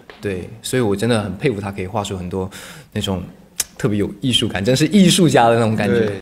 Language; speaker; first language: Chinese; native; Chinese